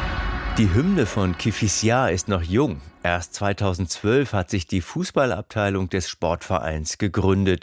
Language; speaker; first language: German; native; German